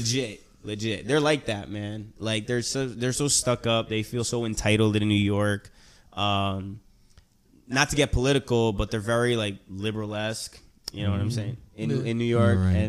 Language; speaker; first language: English; early bilingual, other home language; Spanish